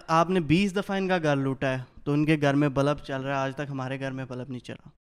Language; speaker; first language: Urdu; non-native, local second language; Punjabi